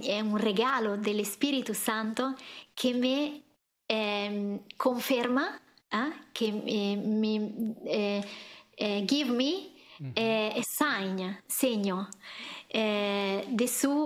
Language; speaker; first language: Spanish; non-native, fluent; Italian